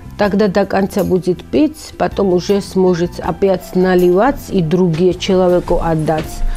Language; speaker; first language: Russian; non-native, local second language; Georgian